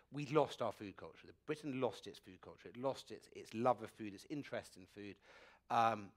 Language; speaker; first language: English; native; English